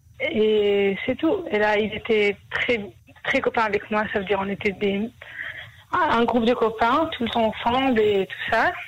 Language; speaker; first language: French; early bilingual, heritage; Hebrew